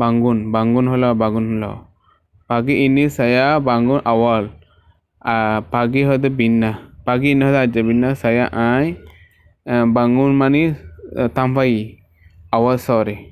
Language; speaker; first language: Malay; non-native, learner; Rohingya